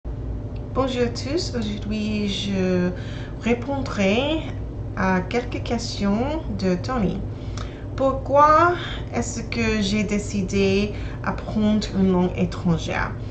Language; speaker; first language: French; non-native, learner; English